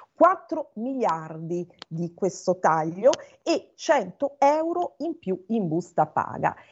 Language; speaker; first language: Italian; native; Italian